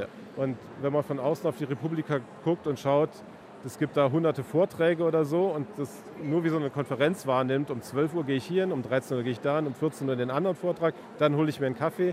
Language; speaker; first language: German; native; German